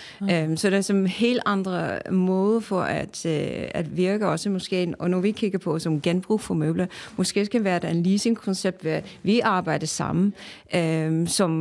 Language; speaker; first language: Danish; non-native, fluent; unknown